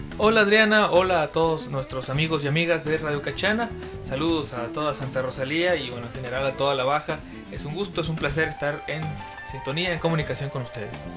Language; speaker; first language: Spanish; native; Spanish